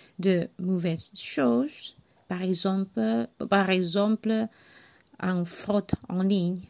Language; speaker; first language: French; non-native, learner; Javanese